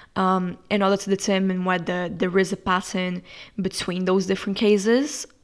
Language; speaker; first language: English; non-native, fluent; Portuguese